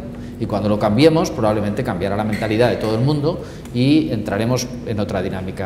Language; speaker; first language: Spanish; native; Spanish